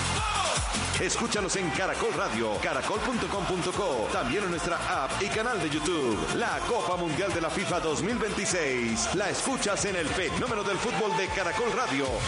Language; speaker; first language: Spanish; native; Spanish